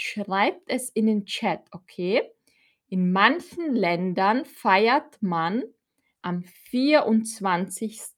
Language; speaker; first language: German; non-native, fluent; Filipino